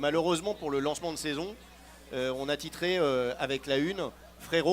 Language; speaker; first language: French; native; French